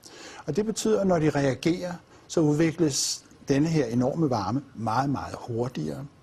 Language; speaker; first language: Danish; native; Danish